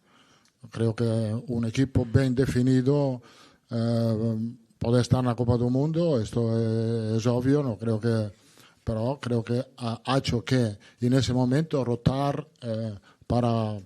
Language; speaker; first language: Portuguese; non-native, learner; Italian